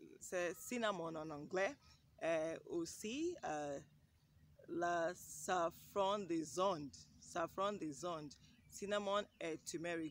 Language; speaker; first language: French; non-native, learner; English